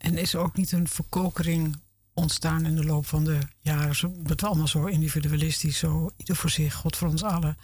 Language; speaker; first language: Dutch; native; Dutch